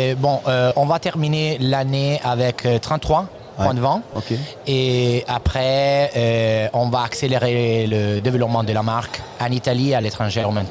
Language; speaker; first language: French; non-native, learner; Italian